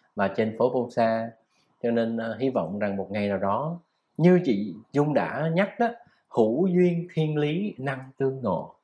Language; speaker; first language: Vietnamese; native; Vietnamese